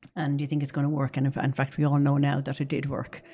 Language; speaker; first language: English; native; English